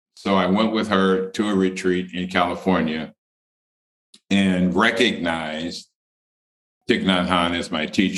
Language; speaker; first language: English; native; English